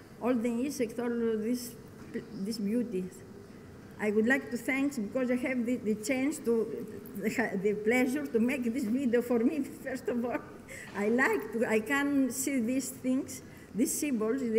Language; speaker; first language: English; non-native, learner; Greek